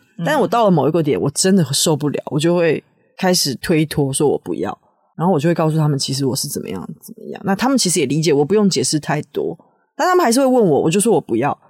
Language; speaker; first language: Chinese; native; Chinese